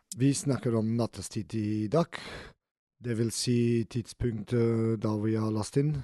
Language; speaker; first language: Norwegian; non-native, learner; German